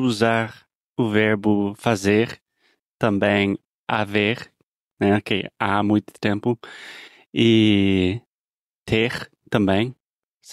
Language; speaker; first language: Portuguese; non-native, fluent; English